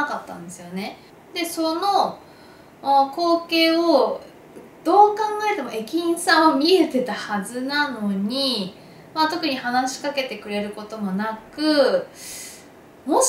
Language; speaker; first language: Japanese; native; Japanese